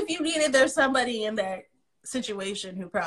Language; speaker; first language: English; native; English